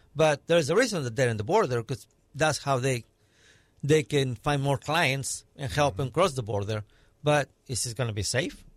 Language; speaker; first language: English; non-native, fluent; Spanish